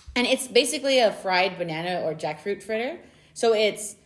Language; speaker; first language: English; native; English